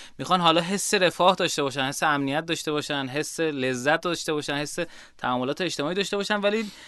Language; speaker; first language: Persian; native; Persian